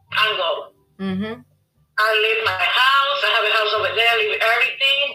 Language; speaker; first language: English; non-native, learner; Spanish